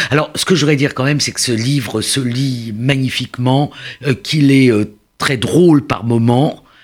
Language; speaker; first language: French; native; French